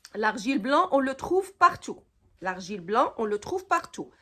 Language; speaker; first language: French; non-native, local second language; Arabic